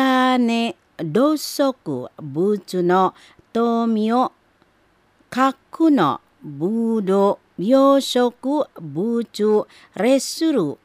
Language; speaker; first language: Japanese; non-native, fluent; Indonesian